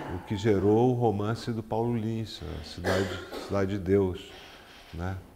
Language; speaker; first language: Portuguese; native; Portuguese